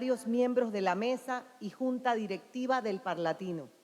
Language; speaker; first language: Spanish; native; Spanish